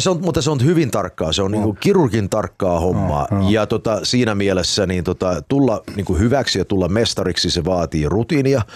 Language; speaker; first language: Finnish; early bilingual, heritage; Finnish